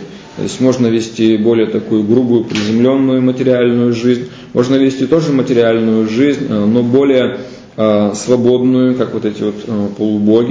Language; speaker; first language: Russian; native; Russian